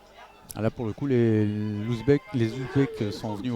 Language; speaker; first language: French; native; French